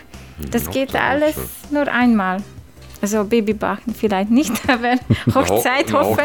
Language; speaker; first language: German; non-native, learner; Hungarian